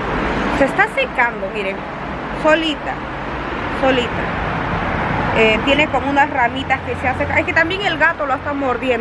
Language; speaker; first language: Spanish; native; Spanish